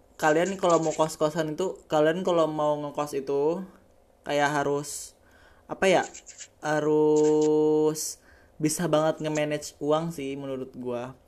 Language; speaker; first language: Indonesian; native; Indonesian